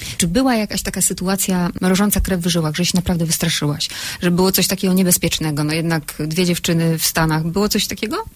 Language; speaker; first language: Polish; native; Polish